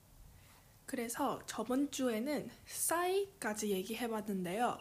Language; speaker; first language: Korean; early bilingual, heritage; Korean